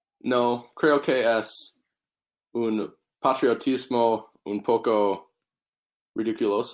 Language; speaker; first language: Spanish; non-native, learner; English